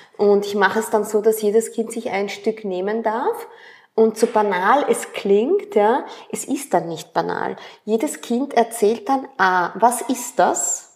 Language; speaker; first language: German; early bilingual, other home language; Spanish